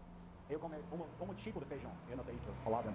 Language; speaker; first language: Portuguese; non-native, learner; English